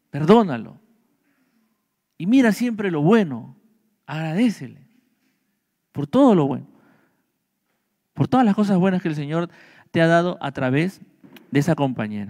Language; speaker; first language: Spanish; native; Spanish